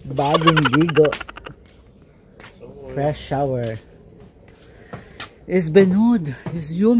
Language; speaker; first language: English; non-native, learner; Filipino